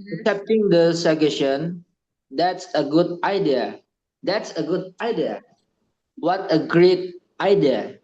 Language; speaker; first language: English; non-native, learner; Indonesian